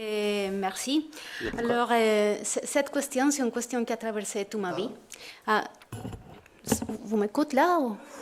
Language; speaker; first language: French; non-native, fluent; Spanish